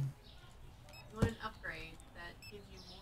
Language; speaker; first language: English; native; English